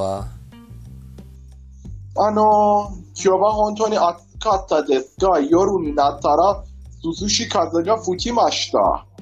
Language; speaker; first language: Japanese; non-native, learner; Persian